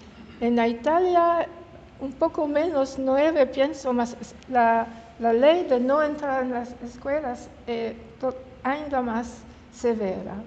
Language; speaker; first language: Spanish; non-native, learner; French